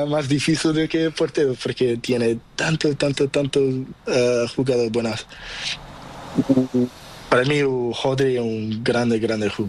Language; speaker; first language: Spanish; non-native, learner; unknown